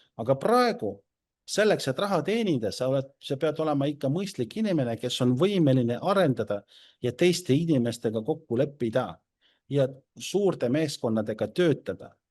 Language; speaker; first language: Estonian; non-native, local second language; Russian